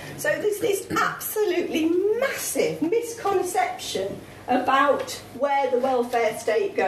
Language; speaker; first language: English; native; English